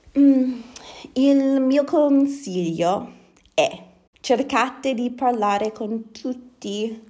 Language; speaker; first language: Italian; non-native, fluent; English